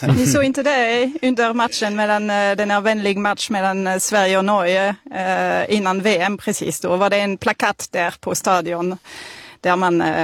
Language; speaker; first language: Swedish; non-native, fluent; French